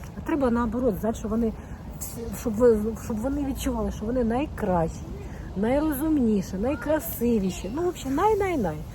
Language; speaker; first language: Ukrainian; native; Ukrainian